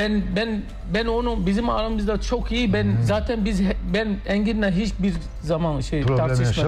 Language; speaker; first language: Turkish; non-native, learner; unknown